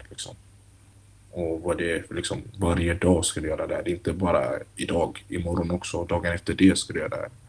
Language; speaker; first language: Swedish; early bilingual, other home language; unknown